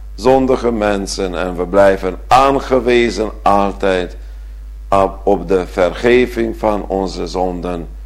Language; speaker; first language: Dutch; non-native, fluent; Hungarian